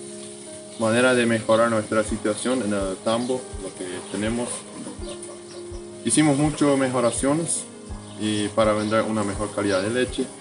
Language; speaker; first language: Spanish; non-native, local second language; Plautdietsch